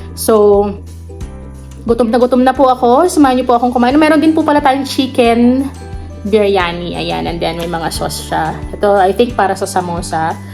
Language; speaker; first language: Filipino; native; Filipino